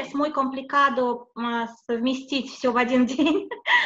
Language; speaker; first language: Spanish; non-native, learner; Russian